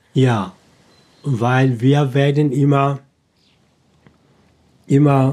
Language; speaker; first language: German; non-native, fluent; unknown